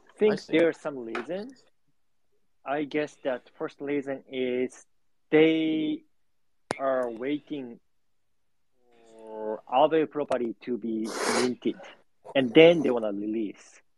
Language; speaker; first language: English; non-native, learner; Japanese